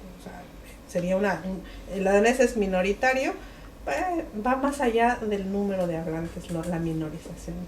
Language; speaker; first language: Spanish; non-native, local second language; Mixtepec Mixtec